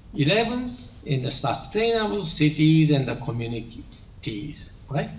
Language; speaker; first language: English; non-native, learner; Japanese